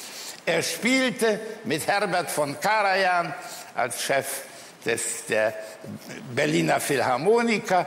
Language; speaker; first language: German; early bilingual, other home language; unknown